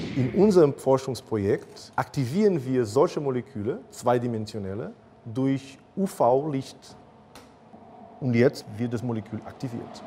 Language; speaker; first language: German; non-native, fluent; Portuguese